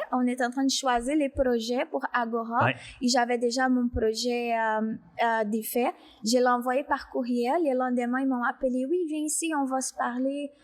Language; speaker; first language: French; non-native, fluent; Portuguese